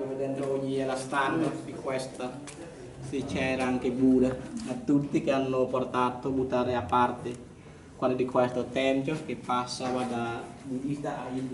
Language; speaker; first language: Italian; non-native, learner; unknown